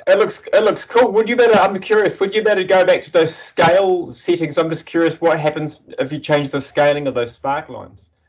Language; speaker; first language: English; native; English